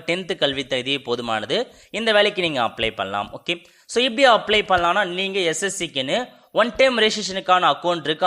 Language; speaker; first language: Tamil; native; Tamil